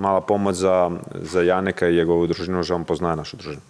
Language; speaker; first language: Polish; non-native, learner; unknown